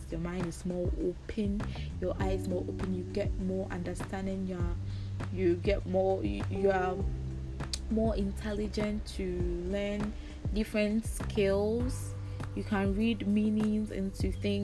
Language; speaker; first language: English; non-native, local second language; Akan